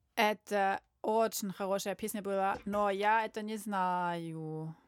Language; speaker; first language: Russian; non-native, learner; German